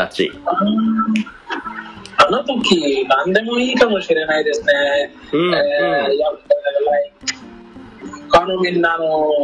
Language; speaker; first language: Japanese; non-native, learner; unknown